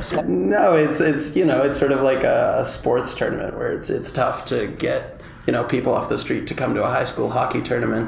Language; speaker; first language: English; native; English